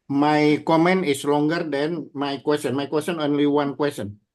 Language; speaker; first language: English; non-native, learner; Indonesian